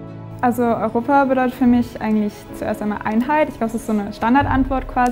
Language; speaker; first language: German; native; German